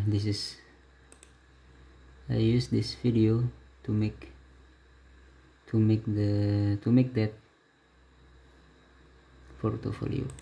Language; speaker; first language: English; non-native, learner; Indonesian